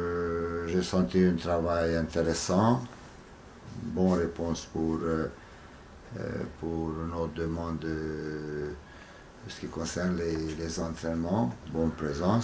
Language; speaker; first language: French; non-native, fluent; Hungarian